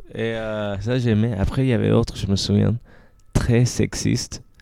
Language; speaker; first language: French; non-native, fluent; Spanish